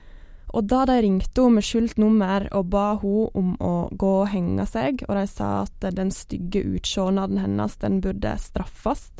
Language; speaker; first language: Norwegian; native; Norwegian